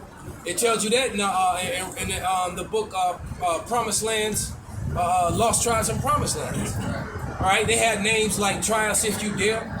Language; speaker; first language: English; native; English